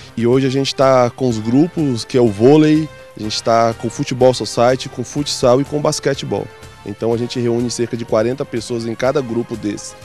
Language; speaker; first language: Portuguese; native; Portuguese